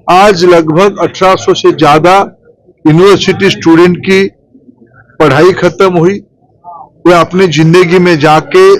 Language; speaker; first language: Hindi; non-native, local second language; Odia